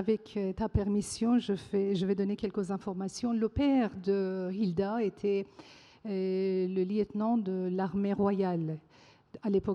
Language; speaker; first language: French; non-native, fluent; Persian